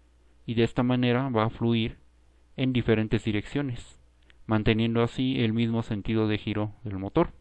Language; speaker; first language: Spanish; native; Spanish